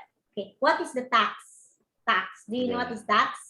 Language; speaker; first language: English; non-native, local second language; Cebuano